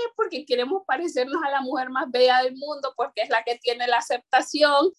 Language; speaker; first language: Spanish; non-native, local second language; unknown